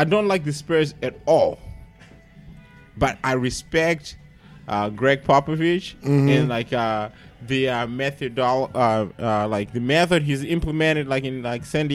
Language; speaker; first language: English; native; English